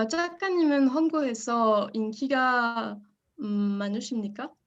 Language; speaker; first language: Korean; non-native, learner; French